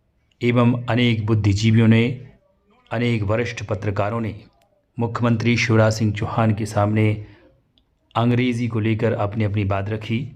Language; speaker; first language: Hindi; native; Hindi